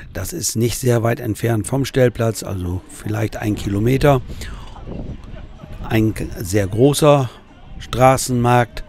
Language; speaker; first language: German; native; German